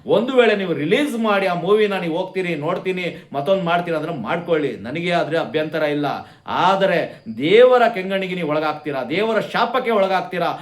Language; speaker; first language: Kannada; non-native, local second language; Konkani